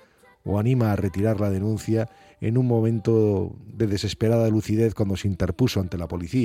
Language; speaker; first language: Spanish; native; Spanish